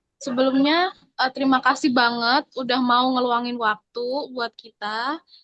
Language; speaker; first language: Indonesian; native; Indonesian